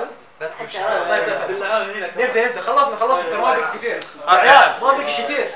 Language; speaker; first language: Arabic; native; Arabic